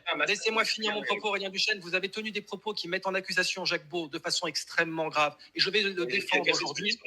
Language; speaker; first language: French; native; French